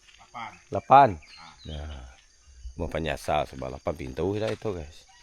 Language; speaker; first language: Malay; non-native, local second language; Iban